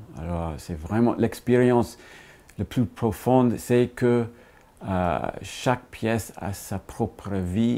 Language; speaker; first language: French; non-native, fluent; English